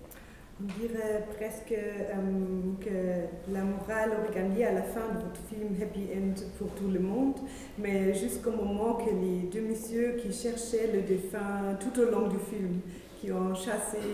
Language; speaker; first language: French; non-native, fluent; German